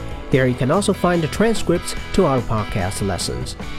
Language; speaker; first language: English; non-native, fluent; Chinese